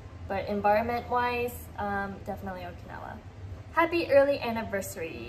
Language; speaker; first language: English; early bilingual, other home language; Japanese